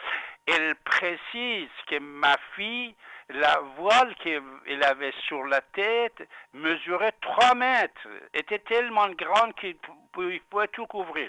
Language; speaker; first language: French; non-native, fluent; Persian